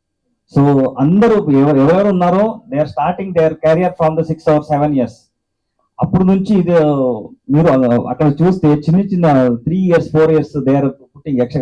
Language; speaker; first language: Telugu; non-native, learner; Kannada